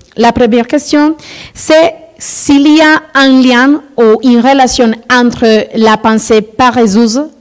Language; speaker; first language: French; non-native, fluent; Spanish